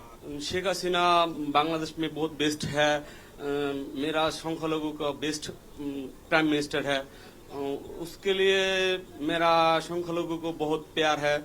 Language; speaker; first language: Hindi; non-native, learner; Bangla